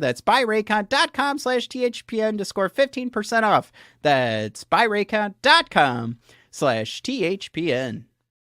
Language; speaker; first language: English; native; English